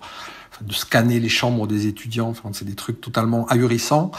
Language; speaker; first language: French; native; French